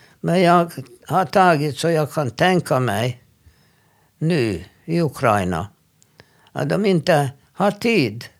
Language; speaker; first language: Swedish; non-native, fluent; Hungarian